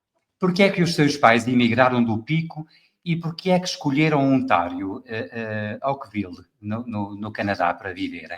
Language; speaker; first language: Portuguese; native; Portuguese